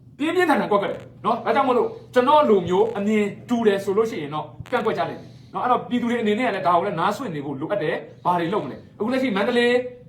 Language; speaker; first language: Burmese; non-native, local second language; Shwe Palaung